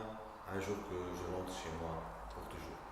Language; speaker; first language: French; non-native, local second language; Arabic